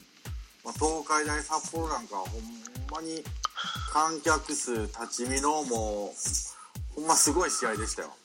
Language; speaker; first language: Japanese; native; Japanese